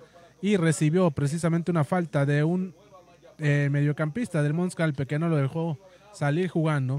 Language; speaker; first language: Spanish; native; Spanish